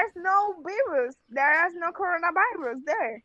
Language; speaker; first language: English; non-native, local second language; Spanish